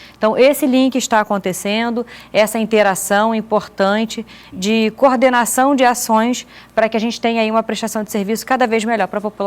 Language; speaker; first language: Portuguese; native; Portuguese